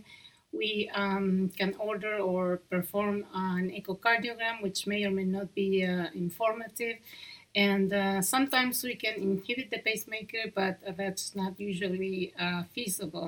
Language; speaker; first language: English; non-native, fluent; Spanish